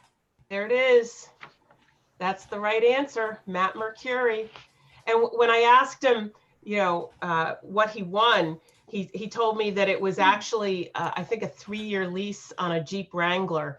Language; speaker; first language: English; native; English